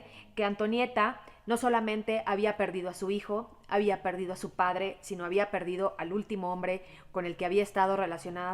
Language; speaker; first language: Spanish; native; Spanish